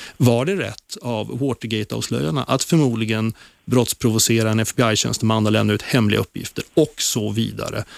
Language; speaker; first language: Swedish; native; Swedish